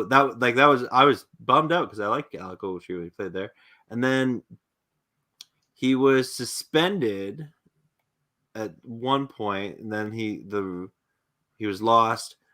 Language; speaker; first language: English; native; English